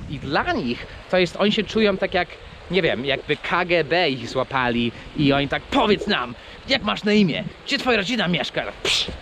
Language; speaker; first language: Polish; non-native, fluent; English